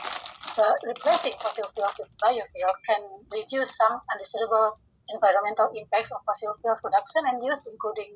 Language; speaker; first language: English; non-native, fluent; Indonesian